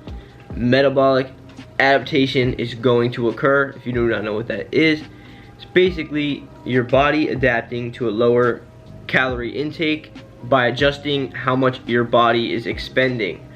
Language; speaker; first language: English; native; English